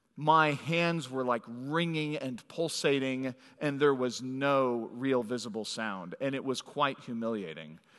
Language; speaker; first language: English; native; English